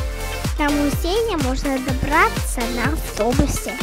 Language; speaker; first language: Russian; early bilingual, heritage; Russian